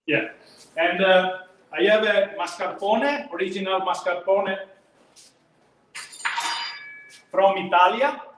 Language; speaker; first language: English; non-native, learner; Italian